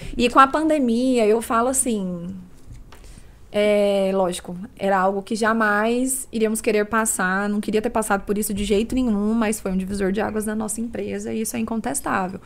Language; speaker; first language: Portuguese; native; Portuguese